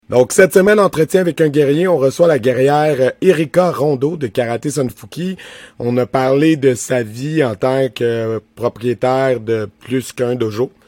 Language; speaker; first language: French; native; French